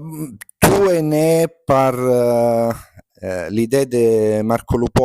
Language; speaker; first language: French; non-native, fluent; Italian